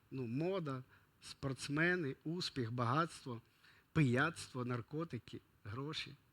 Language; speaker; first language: Ukrainian; non-native, local second language; Russian